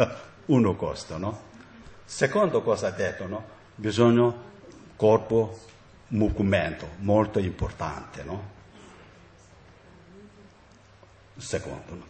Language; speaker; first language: Italian; non-native, learner; Tibetan